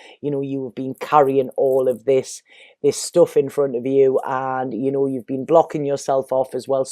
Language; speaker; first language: English; native; English